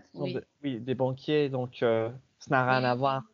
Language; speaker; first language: French; non-native, fluent; English